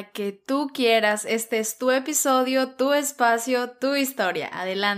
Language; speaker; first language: Spanish; native; Spanish